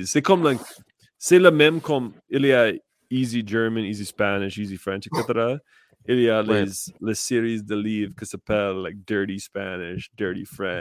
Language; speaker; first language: French; non-native, learner; English